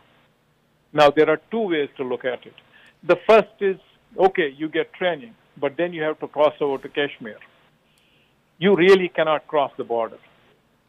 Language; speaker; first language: English; non-native, local second language; Kashmiri